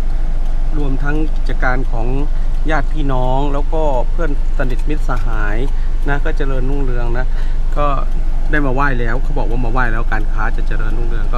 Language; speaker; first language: Thai; native; Thai